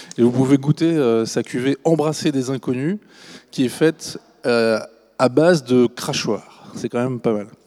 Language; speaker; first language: French; native; French